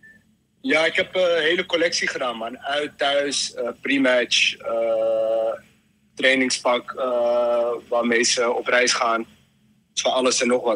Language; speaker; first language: Dutch; early bilingual, other home language; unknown